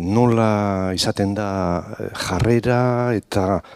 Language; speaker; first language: Basque; non-native, local second language; Spanish